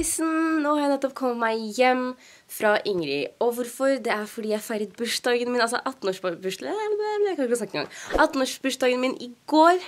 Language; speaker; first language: Norwegian; native; Norwegian